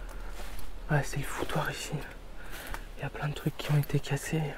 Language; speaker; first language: French; native; French